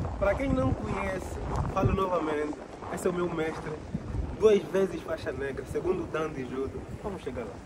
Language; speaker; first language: Portuguese; native; Portuguese